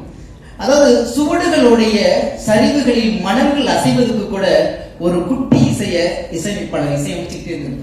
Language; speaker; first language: Tamil; native; Tamil